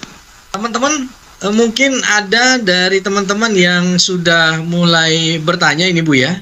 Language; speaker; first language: Indonesian; native; Indonesian